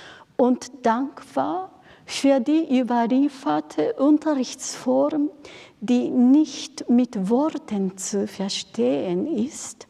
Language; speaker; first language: German; non-native, fluent; Japanese